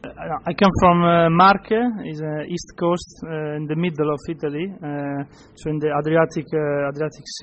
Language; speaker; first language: English; non-native, fluent; Italian